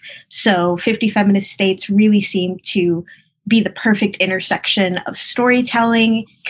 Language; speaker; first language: English; early bilingual, other home language; Spanish